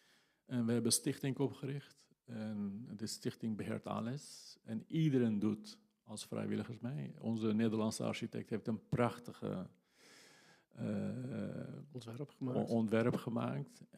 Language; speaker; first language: Dutch; non-native, fluent; Kurdish